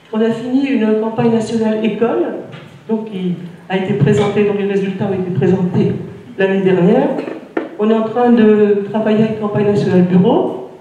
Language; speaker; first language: French; native; French